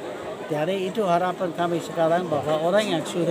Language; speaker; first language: Indonesian; non-native, fluent; English